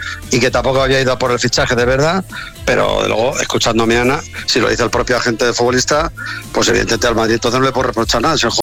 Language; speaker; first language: Spanish; native; Spanish